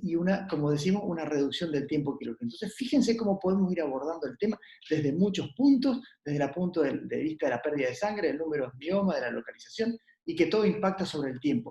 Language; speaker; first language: Spanish; native; Spanish